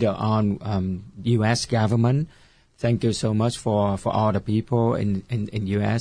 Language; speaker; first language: English; non-native, fluent; Vietnamese